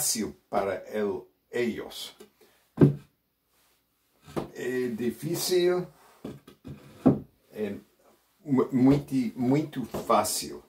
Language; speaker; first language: Portuguese; non-native, learner; Spanish